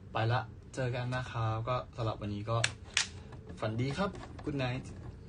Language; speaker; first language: Thai; native; Thai